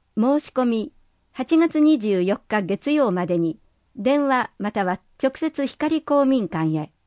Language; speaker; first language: Japanese; native; Japanese